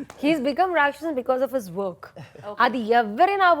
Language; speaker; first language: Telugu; non-native, learner; Malayalam